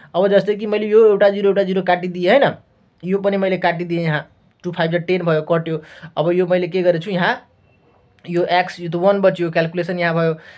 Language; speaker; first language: Nepali; non-native, local second language; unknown